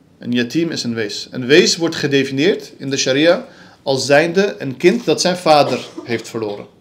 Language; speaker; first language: Dutch; early bilingual, other home language; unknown